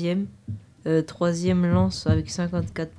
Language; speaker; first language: French; native; French